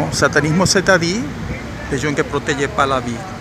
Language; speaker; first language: French; non-native, learner; Spanish